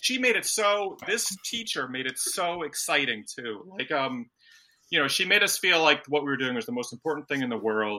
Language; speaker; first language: English; native; English